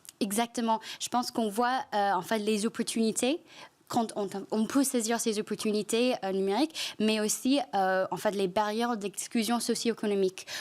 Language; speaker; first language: French; non-native, fluent; Chinese